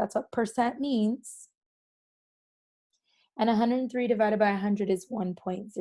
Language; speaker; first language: English; native; English